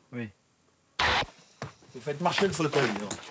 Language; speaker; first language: French; native; French